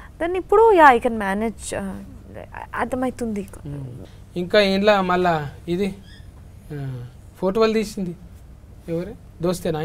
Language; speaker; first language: Telugu; native; Telugu